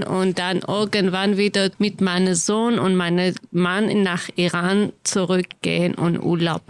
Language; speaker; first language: German; non-native, learner; Kurdish